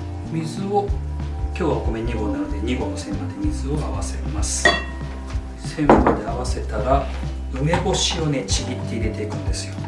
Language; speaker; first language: Japanese; native; Japanese